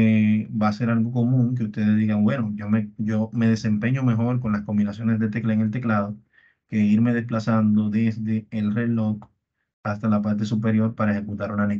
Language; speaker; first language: Spanish; native; Spanish